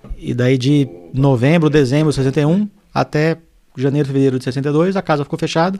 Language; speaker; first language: Portuguese; native; Portuguese